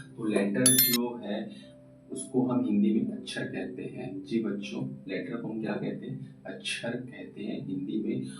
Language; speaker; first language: Hindi; native; Hindi